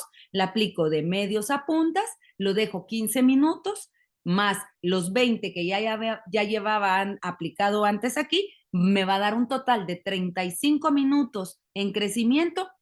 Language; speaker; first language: Spanish; native; Spanish